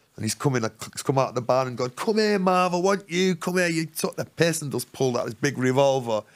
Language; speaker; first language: English; native; English